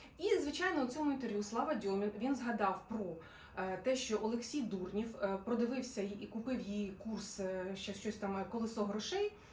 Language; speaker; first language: Ukrainian; non-native, local second language; Russian